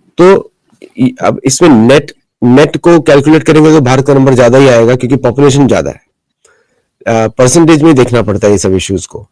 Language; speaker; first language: Hindi; non-native, local second language; Marathi